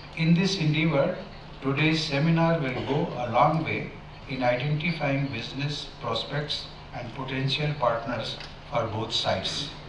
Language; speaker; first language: English; non-native, local second language; Hindi